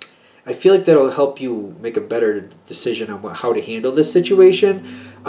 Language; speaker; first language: English; native; English